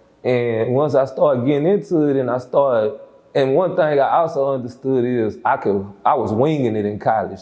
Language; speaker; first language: English; native; English